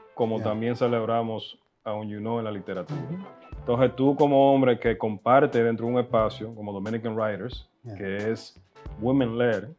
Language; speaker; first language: Spanish; early bilingual, heritage; Spanish